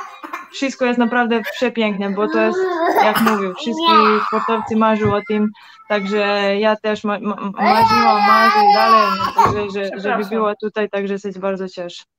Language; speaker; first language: Polish; non-native, learner; Serbian